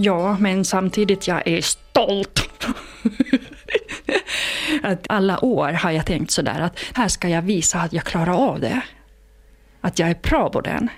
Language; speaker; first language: Swedish; non-native, fluent; Finnish